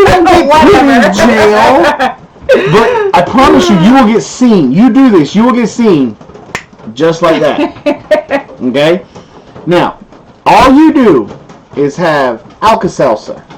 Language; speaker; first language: English; native; English